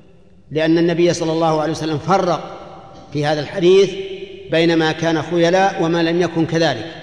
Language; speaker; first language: Arabic; native; Arabic